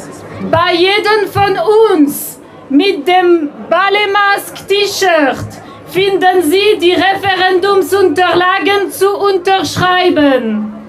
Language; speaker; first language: German; non-native, local second language; French